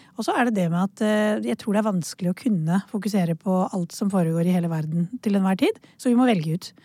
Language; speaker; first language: Norwegian; early bilingual, other home language; Urdu